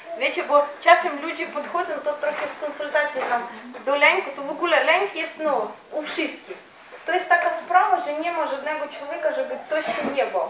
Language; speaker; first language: Polish; non-native, fluent; Ukrainian